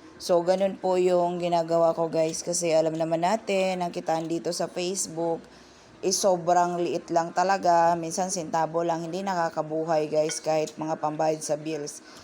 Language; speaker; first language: Filipino; non-native, local second language; Cebuano